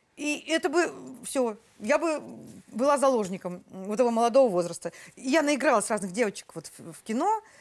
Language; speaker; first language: Russian; native; Russian